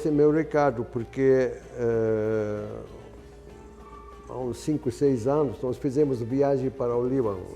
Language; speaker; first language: Portuguese; non-native, fluent; Arabic